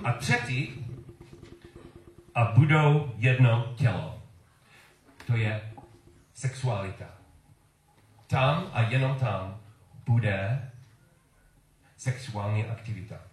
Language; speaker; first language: Czech; non-native, learner; English